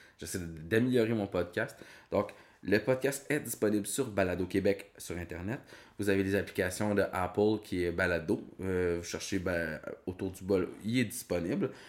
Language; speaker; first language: French; native; French